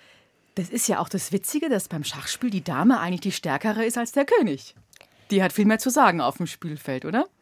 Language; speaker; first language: German; native; German